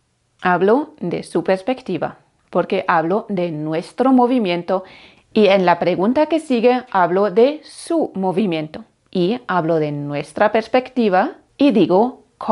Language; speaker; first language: Spanish; non-native, fluent; German